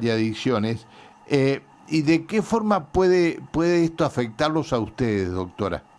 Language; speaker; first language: Spanish; native; Spanish